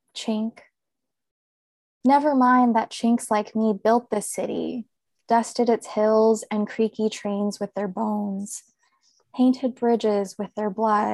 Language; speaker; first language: English; native; English